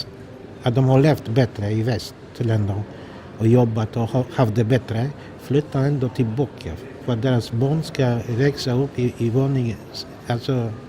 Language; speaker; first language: Swedish; non-native, fluent; Polish